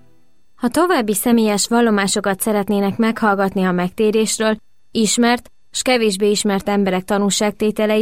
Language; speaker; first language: Hungarian; native; Hungarian